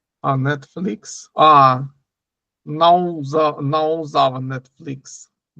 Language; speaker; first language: Portuguese; non-native, learner; Russian